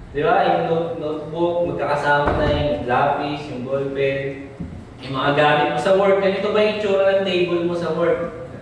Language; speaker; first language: Filipino; native; Filipino